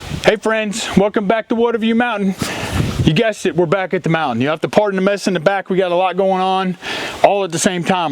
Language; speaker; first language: English; native; English